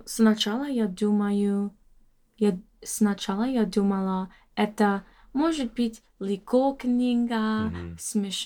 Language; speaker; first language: Russian; non-native, learner; English